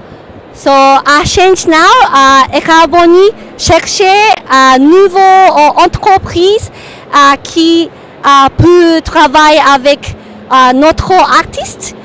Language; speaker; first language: French; non-native, learner; Japanese